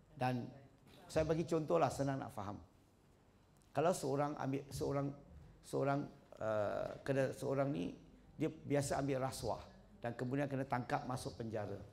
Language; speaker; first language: Malay; non-native, local second language; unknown